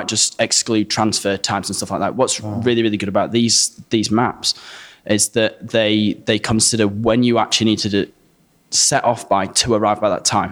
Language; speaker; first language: English; native; English